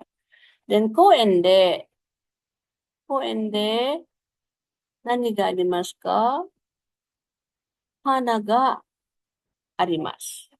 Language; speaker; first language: Japanese; non-native, fluent; Filipino